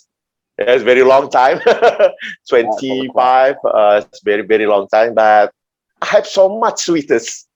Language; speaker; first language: English; non-native, learner; Indonesian